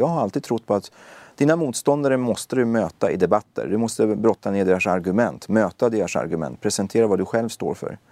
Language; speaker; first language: Swedish; early bilingual, other home language; Persian